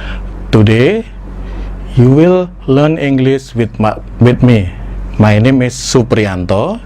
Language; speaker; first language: English; non-native, fluent; Indonesian